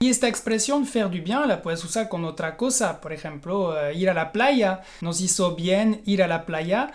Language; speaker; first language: Spanish; non-native, fluent; French